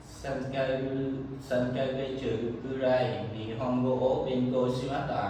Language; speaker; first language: Japanese; non-native, learner; Vietnamese